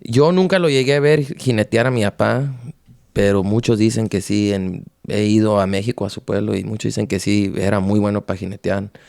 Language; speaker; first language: Spanish; early bilingual, heritage; Spanish